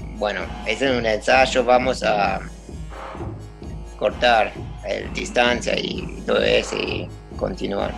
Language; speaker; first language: Spanish; non-native, learner; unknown